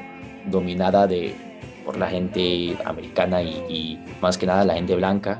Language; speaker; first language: Spanish; early bilingual, heritage; Spanish